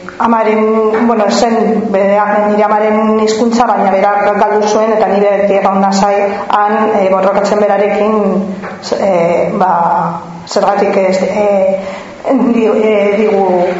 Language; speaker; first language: Basque; non-native, local second language; Spanish